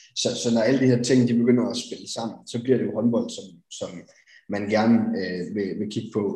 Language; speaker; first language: Danish; native; Danish